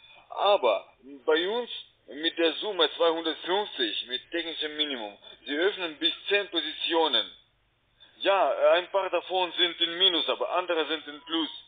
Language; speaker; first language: German; non-native, fluent; Russian